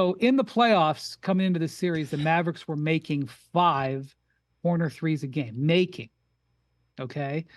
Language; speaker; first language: English; native; English